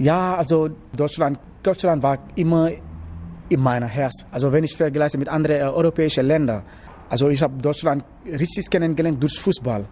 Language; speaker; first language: German; non-native, learner; Wolof